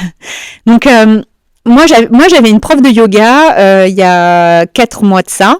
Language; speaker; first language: French; native; French